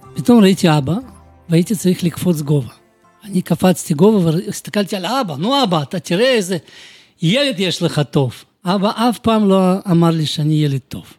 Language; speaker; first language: Hebrew; non-native, fluent; Romanian